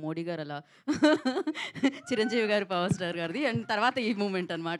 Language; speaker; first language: Telugu; native; Telugu